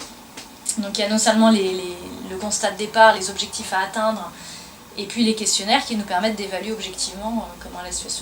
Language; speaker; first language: French; native; French